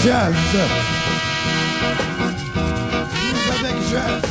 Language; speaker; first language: French; non-native, learner; English